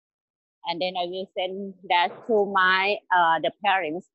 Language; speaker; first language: English; non-native, learner; Thai